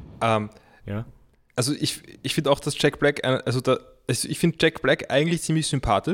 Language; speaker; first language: German; native; German